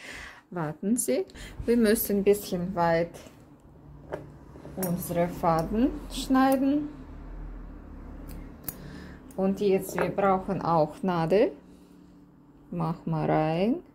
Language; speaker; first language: German; non-native, learner; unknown